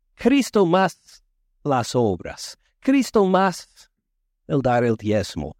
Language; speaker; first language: Spanish; non-native, fluent; English